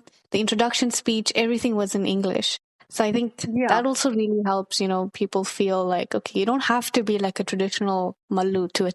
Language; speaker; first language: English; early bilingual, other home language; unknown